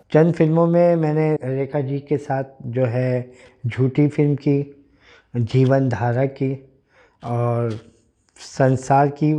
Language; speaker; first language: Urdu; native; Urdu